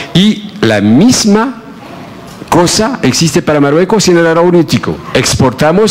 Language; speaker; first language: Spanish; non-native, fluent; Arabic